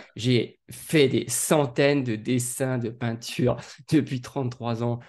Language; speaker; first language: French; native; French